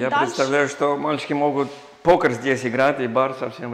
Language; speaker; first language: Russian; non-native, learner; English